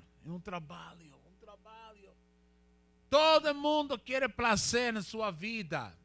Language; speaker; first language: Portuguese; non-native, learner; Spanish